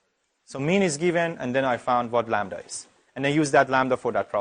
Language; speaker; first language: English; non-native, fluent; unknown